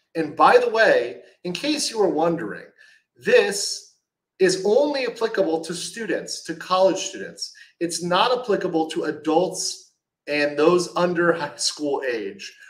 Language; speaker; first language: English; native; English